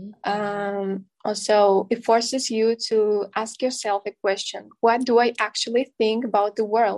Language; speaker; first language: English; non-native, fluent; Kazakh